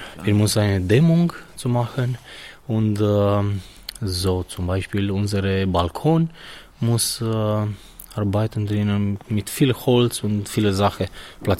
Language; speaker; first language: German; non-native, learner; Romanian